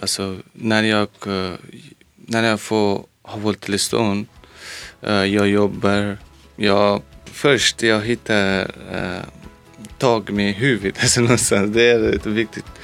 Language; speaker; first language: Swedish; non-native, learner; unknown